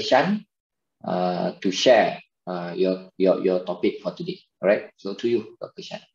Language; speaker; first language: English; non-native, local second language; Malay